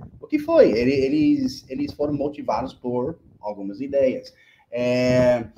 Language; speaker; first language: Portuguese; non-native, fluent; English